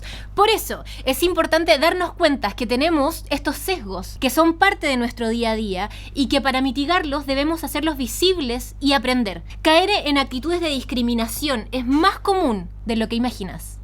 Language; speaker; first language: Spanish; native; Spanish